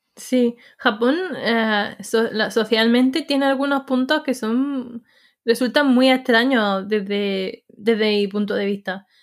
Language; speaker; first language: Spanish; native; Spanish